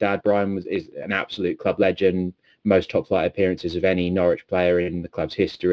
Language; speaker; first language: English; native; English